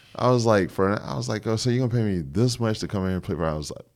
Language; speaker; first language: English; native; English